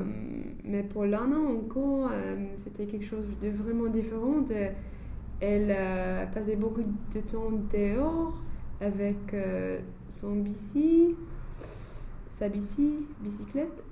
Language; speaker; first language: French; non-native, learner; English